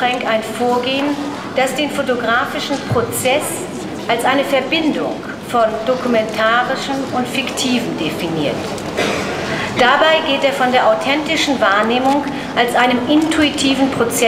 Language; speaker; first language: German; native; German